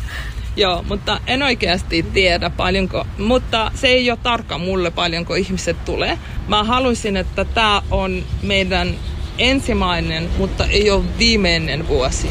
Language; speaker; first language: Finnish; non-native, fluent; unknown